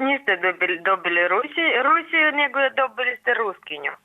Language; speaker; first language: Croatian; non-native, learner; Russian